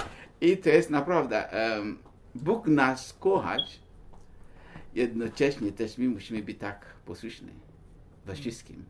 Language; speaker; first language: Polish; non-native, learner; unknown